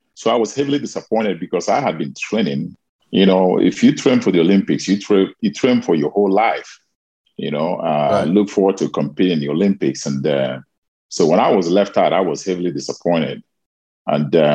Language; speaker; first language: English; non-native, local second language; Igbo